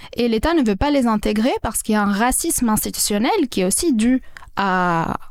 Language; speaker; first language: French; non-native, local second language; Arabic